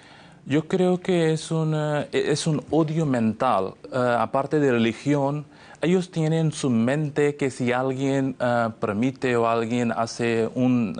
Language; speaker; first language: Spanish; non-native, fluent; Urdu